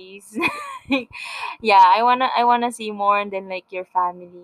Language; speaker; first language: English; non-native, local second language; Filipino